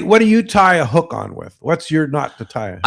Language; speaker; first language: English; native; English